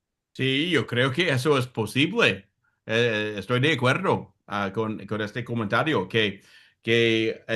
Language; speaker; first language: Spanish; non-native, fluent; English